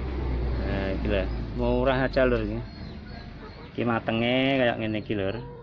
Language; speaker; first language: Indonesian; non-native, local second language; Javanese